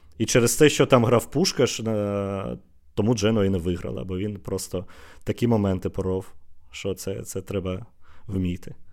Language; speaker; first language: Ukrainian; native; Ukrainian